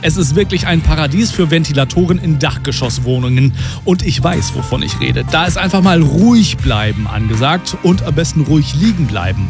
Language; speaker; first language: German; native; German